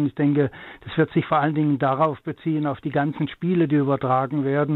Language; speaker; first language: German; native; German